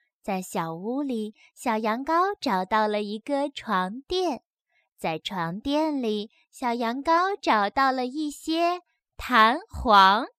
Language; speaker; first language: Chinese; native; Chinese